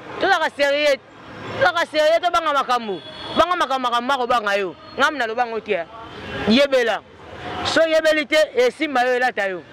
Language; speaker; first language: Lingala; native; Lingala